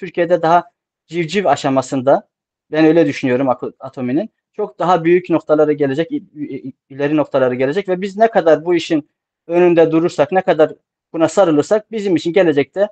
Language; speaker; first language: Turkish; native; Turkish